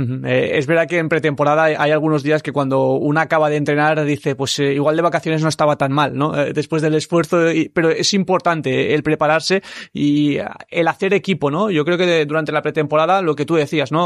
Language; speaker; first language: Spanish; native; Spanish